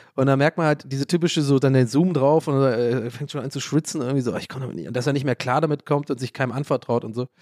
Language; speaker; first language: German; early bilingual, other home language; English